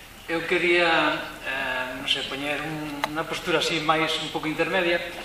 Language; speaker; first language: Galician; non-native, local second language; Spanish